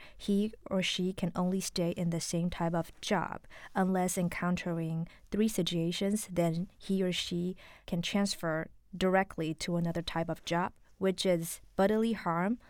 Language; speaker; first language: English; non-native, local second language; Filipino